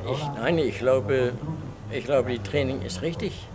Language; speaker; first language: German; non-native, learner; Dutch